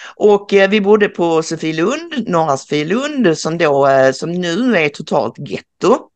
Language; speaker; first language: Swedish; native; Swedish